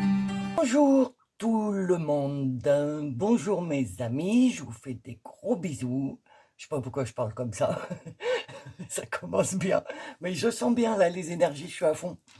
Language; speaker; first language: French; native; French